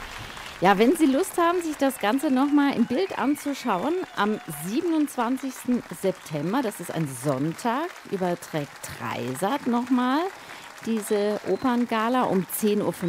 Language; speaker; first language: German; native; German